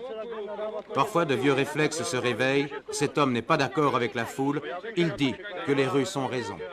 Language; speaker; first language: French; native; French